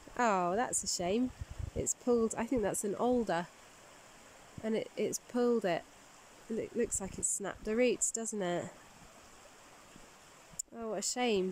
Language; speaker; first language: English; native; English